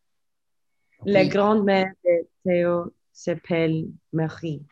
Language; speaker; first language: French; non-native, learner; English